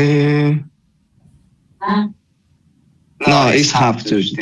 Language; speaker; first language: English; non-native, learner; Spanish